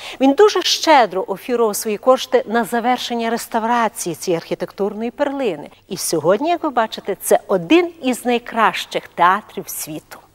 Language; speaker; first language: Ukrainian; native; Ukrainian